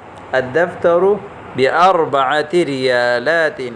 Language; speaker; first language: Arabic; non-native, fluent; Urdu